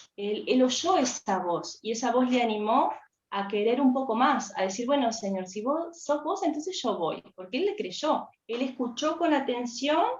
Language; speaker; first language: Spanish; native; Spanish